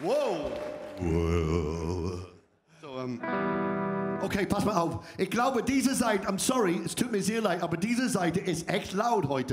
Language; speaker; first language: German; non-native, fluent; English